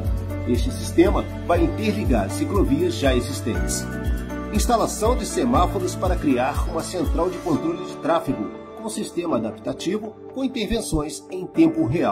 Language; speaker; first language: Portuguese; native; Portuguese